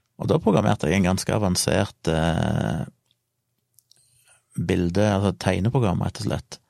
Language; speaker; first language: Norwegian; native; Norwegian